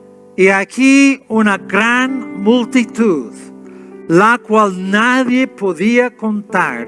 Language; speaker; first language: Spanish; non-native, fluent; English